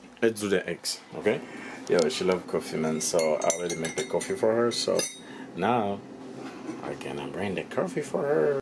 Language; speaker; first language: English; non-native, learner; Haitian Creole